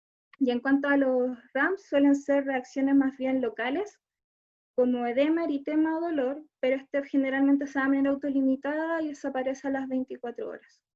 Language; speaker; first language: Spanish; native; Spanish